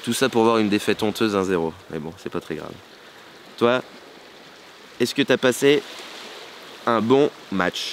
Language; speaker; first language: French; native; French